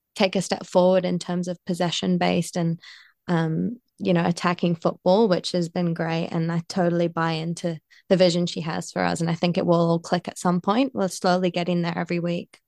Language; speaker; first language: English; native; English